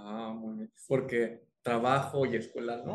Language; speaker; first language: Spanish; native; Spanish